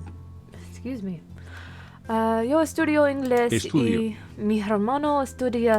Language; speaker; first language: Spanish; non-native, learner; English